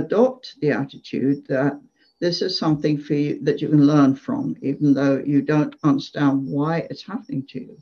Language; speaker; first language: English; native; English